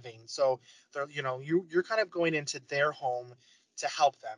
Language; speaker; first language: English; native; English